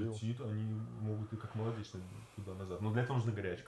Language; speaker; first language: Russian; native; Russian